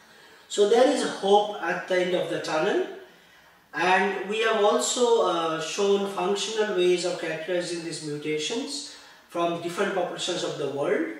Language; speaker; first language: English; non-native, local second language; Bangla